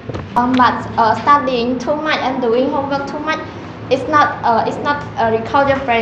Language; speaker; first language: English; non-native, learner; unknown